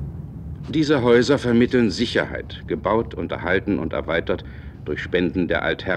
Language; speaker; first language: German; native; German